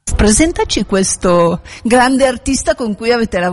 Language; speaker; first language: Italian; native; Italian